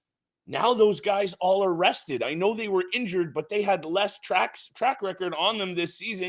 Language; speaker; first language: English; native; English